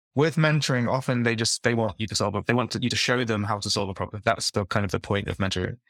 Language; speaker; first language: English; native; English